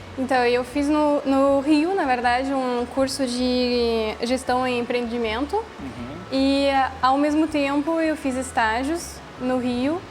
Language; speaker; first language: Portuguese; non-native, fluent; French